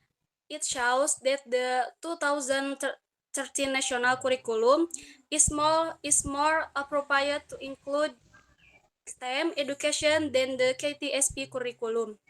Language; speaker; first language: English; non-native, learner; Indonesian